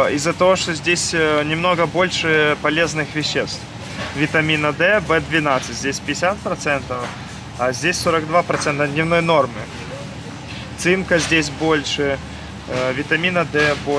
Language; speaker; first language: Russian; native; Russian